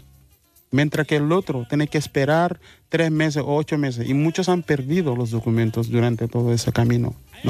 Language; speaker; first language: Spanish; non-native, fluent; Mandingo